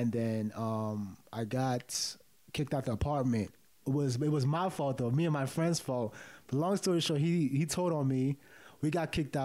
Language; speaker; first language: English; early bilingual, other home language; Yoruba